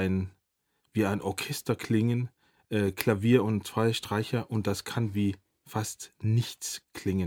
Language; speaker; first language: German; non-native, fluent; Danish